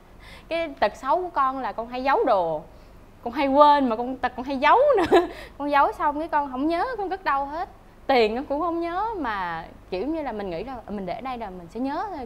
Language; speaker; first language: Vietnamese; native; Vietnamese